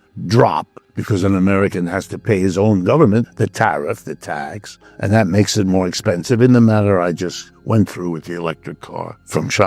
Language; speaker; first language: English; native; English